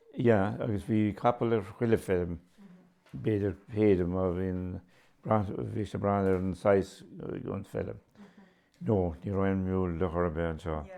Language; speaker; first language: Irish; native; Irish